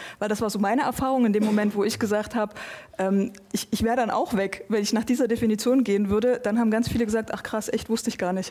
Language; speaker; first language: German; native; German